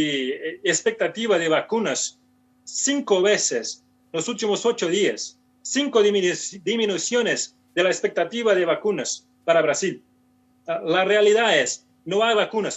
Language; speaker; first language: Spanish; non-native, fluent; Portuguese